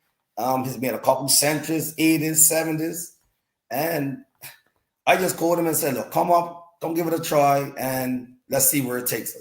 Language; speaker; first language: English; native; English